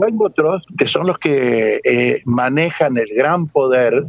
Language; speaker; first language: Spanish; native; Spanish